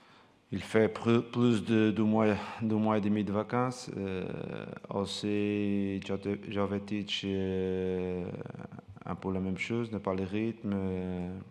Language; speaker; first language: French; non-native, fluent; Portuguese